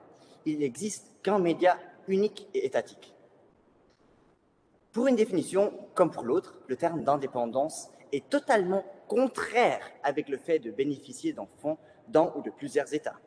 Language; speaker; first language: French; native; French